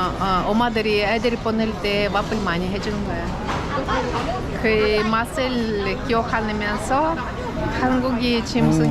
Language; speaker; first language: Korean; non-native, fluent; Ukrainian